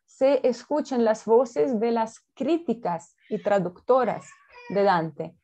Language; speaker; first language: Spanish; non-native, fluent; Russian